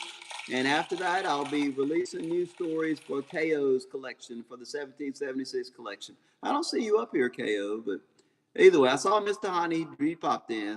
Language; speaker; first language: English; native; English